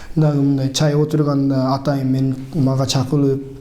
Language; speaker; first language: Kyrgyz; non-native, learner; Japanese